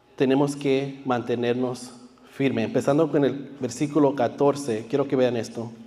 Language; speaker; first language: Spanish; early bilingual, heritage; Spanish